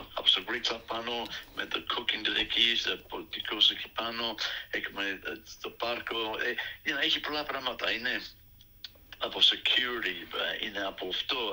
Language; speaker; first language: Greek; early bilingual, heritage; Greek